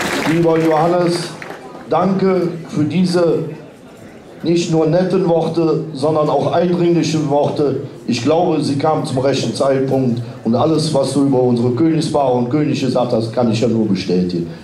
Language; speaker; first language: German; native; German